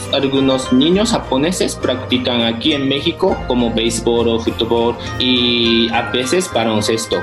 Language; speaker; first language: Spanish; non-native, fluent; Japanese